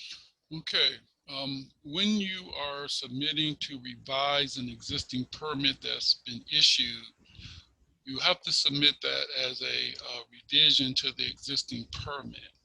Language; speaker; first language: English; native; English